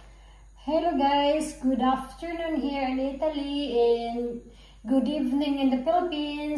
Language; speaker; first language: English; non-native, local second language; Filipino